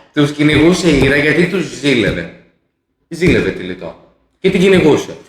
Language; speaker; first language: Greek; native; Greek